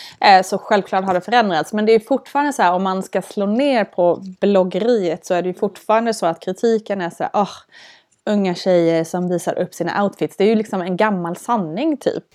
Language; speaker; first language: Swedish; native; Swedish